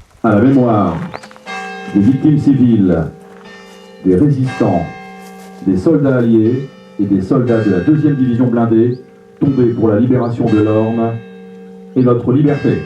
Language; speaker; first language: French; native; French